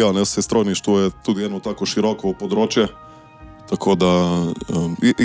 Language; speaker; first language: Slovenian; native; Slovenian